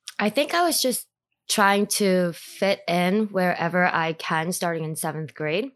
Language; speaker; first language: English; early bilingual, other home language; Korean